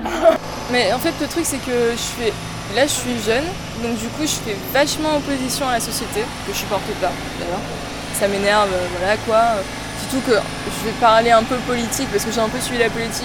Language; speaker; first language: French; native; French